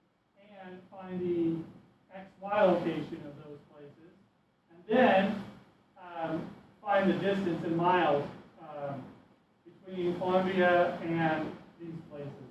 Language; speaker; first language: English; native; English